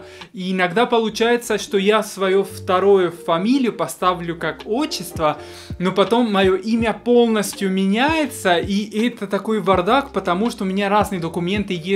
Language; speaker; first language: Russian; non-native, fluent; Spanish